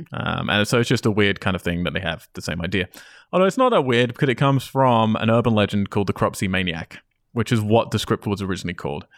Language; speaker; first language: English; native; English